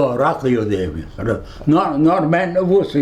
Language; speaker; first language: Hebrew; non-native, fluent; Yiddish